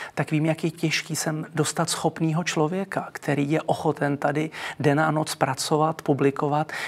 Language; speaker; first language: Czech; early bilingual, heritage; Czech